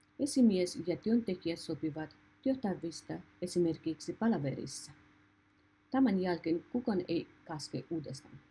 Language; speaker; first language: Finnish; non-native, learner; Nepali